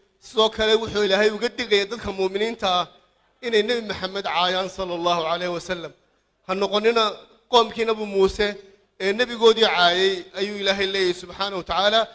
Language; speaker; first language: Somali; native; Somali